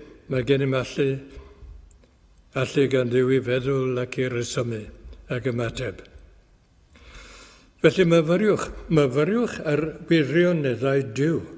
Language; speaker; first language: Welsh; native; Welsh